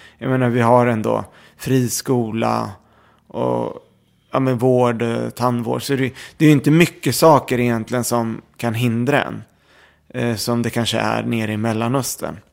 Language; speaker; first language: Swedish; early bilingual, other home language; Arabic